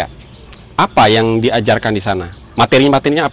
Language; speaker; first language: Indonesian; native; Indonesian